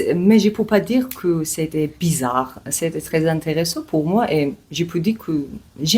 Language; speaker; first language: French; non-native, learner; Georgian